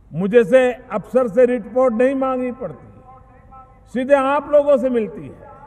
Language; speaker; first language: Hindi; non-native, local second language; Gujarati